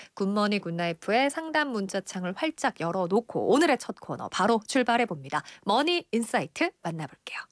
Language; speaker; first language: Korean; native; Korean